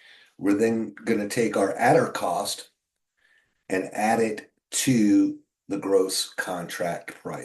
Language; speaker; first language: English; native; English